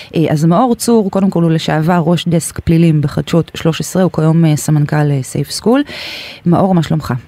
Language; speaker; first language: Hebrew; native; Hebrew